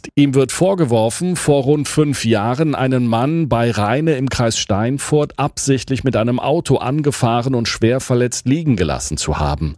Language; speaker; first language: German; native; German